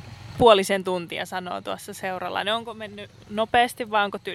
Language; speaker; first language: Finnish; native; Finnish